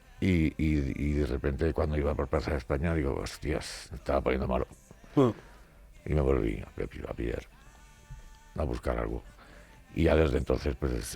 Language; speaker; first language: Spanish; native; Spanish